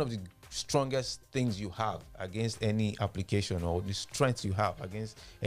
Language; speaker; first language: English; non-native, local second language; Yoruba